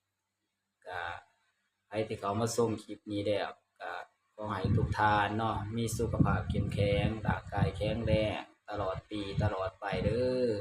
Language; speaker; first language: Thai; non-native, local second language; Lao